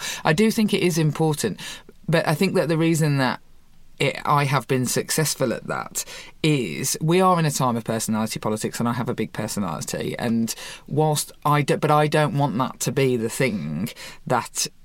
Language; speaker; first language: English; native; English